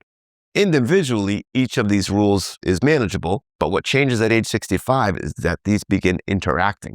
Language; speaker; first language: English; native; English